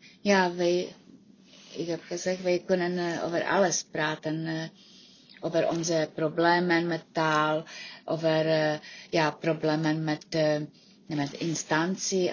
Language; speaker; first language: Dutch; non-native, learner; Czech